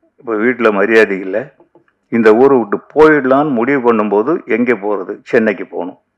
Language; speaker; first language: Tamil; native; Tamil